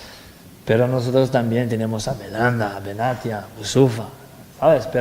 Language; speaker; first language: Spanish; non-native, fluent; French